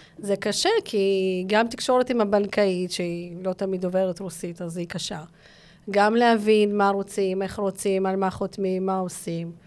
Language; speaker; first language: Hebrew; non-native, fluent; Russian